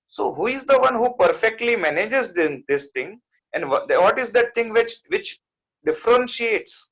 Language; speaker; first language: English; non-native, local second language; Gujarati